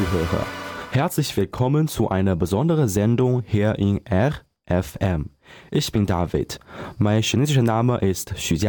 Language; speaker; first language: German; non-native, learner; Chinese